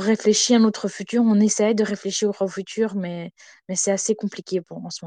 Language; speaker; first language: French; non-native, fluent; Ukrainian